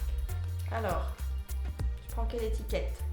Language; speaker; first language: French; native; French